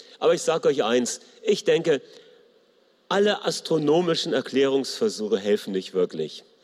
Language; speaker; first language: German; native; German